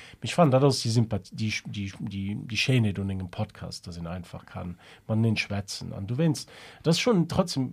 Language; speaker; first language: Luxembourgish; early bilingual, other home language; German